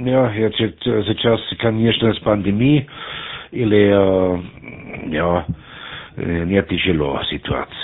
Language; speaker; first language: Russian; non-native, learner; German